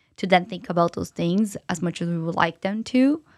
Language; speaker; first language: English; non-native, fluent; Portuguese